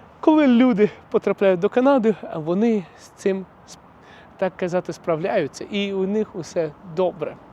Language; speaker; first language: Ukrainian; non-native, local second language; Russian